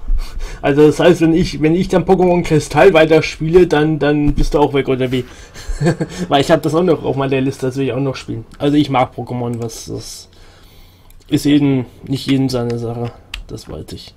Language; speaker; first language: German; native; German